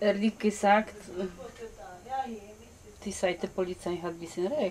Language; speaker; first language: German; non-native, learner; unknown